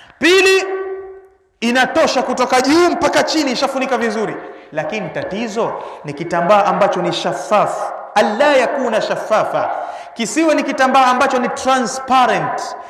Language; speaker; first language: Swahili; native; Swahili